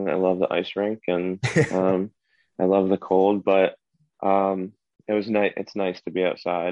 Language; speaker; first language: English; native; English